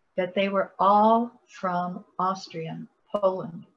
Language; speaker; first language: English; native; English